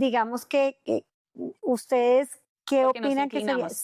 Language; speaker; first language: Spanish; native; Spanish